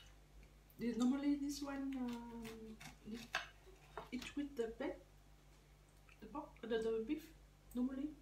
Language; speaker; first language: English; non-native, learner; Vietnamese